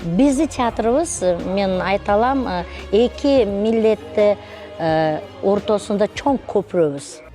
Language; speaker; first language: Kyrgyz; non-native, local second language; Uzbek